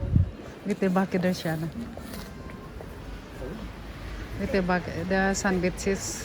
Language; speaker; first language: Swedish; non-native, learner; Filipino